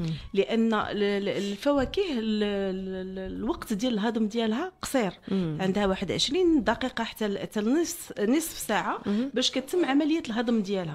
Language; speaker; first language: Arabic; native; Arabic